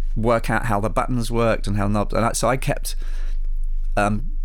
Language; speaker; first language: English; early bilingual, other home language; Spanish